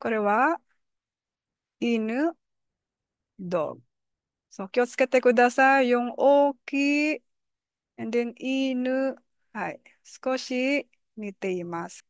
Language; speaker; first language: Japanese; non-native, fluent; Filipino